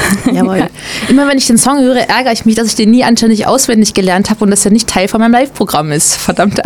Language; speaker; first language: German; native; German